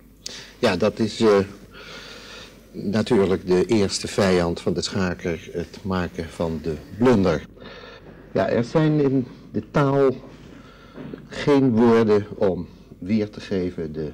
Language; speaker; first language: Dutch; native; Dutch